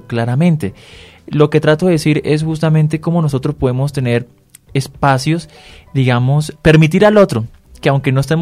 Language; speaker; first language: Spanish; native; Spanish